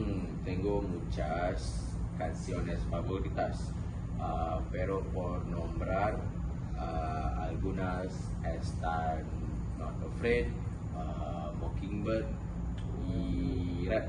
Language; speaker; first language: Spanish; non-native, learner; Malay